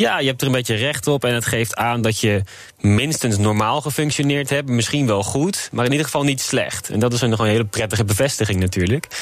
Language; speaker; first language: Dutch; native; Dutch